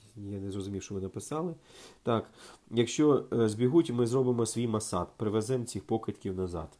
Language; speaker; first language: Ukrainian; native; Ukrainian